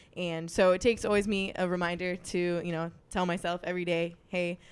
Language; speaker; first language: English; native; English